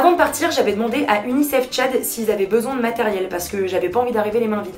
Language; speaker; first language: French; native; French